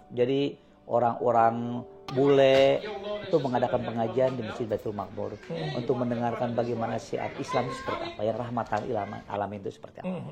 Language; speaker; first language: Indonesian; native; Indonesian